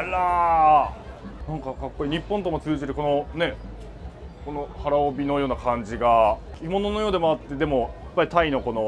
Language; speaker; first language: Japanese; native; Japanese